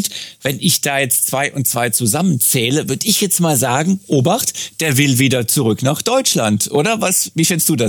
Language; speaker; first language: German; native; German